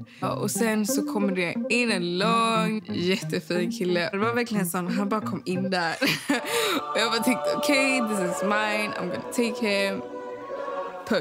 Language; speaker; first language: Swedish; early bilingual, other home language; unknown